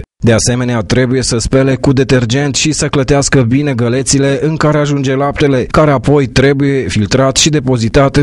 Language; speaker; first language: Romanian; native; Romanian